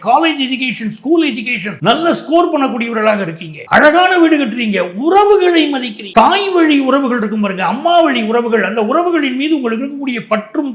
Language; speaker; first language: Tamil; native; Tamil